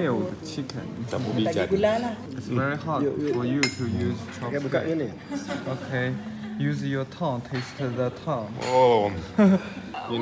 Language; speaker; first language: English; non-native, learner; Chinese